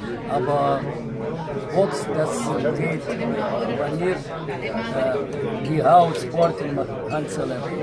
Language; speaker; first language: German; non-native, learner; Ukrainian